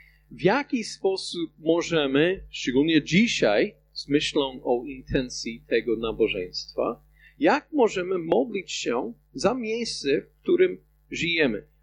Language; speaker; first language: Polish; non-native, fluent; English